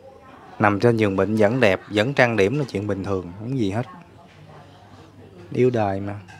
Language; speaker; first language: Vietnamese; native; Vietnamese